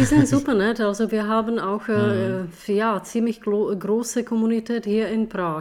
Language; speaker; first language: German; non-native, fluent; Czech